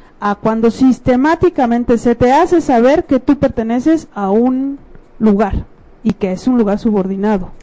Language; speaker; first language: Spanish; native; Spanish